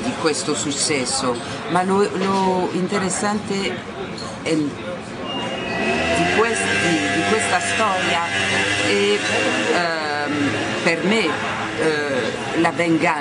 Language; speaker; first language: Italian; non-native, learner; French